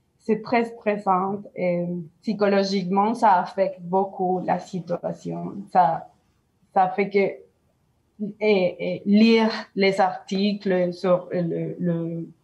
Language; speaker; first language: French; non-native, learner; Spanish